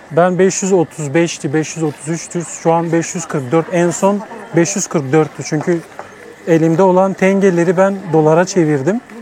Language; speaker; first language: Turkish; native; Turkish